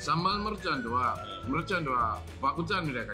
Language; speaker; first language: Japanese; non-native, learner; Indonesian